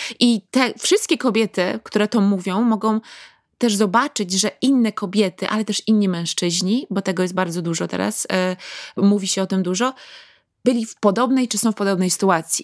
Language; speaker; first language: Polish; native; Polish